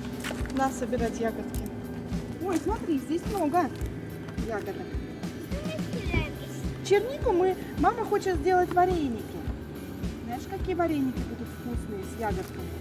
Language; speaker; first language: Russian; native; Russian